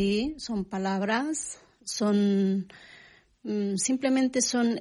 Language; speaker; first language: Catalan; non-native, learner; Spanish